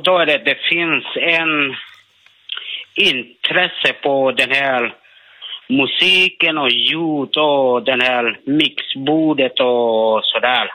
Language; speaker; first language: Swedish; non-native, learner; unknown